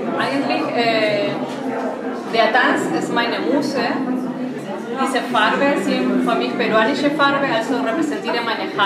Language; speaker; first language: German; non-native, learner; Spanish